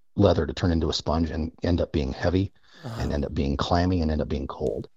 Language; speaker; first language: English; native; English